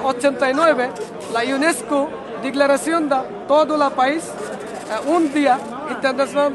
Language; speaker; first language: Spanish; non-native, learner; Bangla